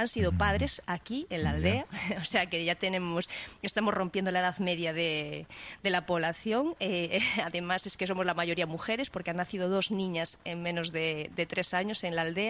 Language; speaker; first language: Spanish; native; Spanish